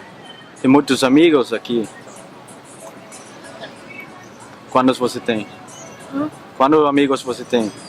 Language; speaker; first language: Portuguese; non-native, learner; Danish